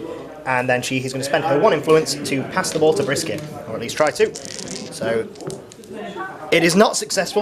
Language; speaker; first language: English; native; English